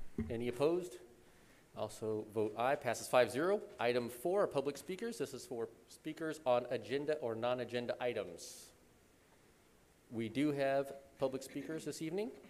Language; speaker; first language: English; native; English